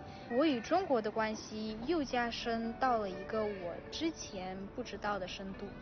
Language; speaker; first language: Chinese; early bilingual, other home language; Russian